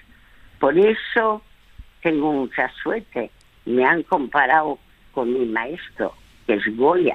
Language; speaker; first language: Spanish; early bilingual, other home language; French